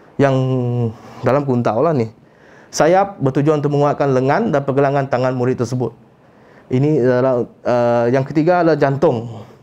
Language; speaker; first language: Malay; non-native, local second language; Iban